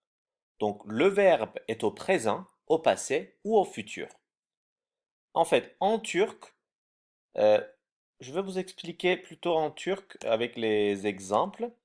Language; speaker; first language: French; non-native, fluent; Turkish